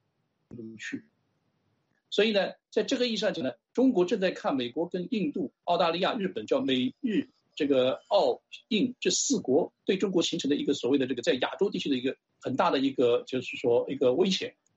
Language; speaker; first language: Chinese; native; Chinese